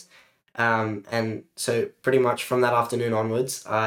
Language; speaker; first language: English; native; English